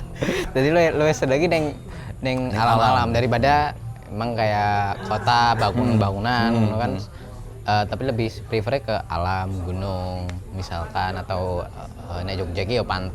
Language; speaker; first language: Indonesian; non-native, local second language; Javanese